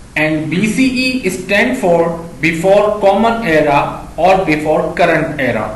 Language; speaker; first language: English; non-native, local second language; Urdu